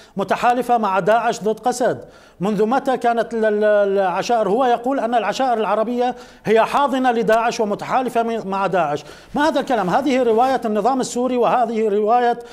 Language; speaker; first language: Arabic; native; Arabic